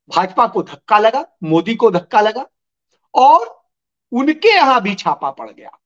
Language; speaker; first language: Hindi; native; Hindi